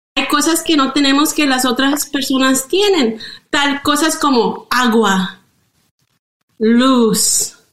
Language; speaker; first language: Spanish; early bilingual, heritage; Spanish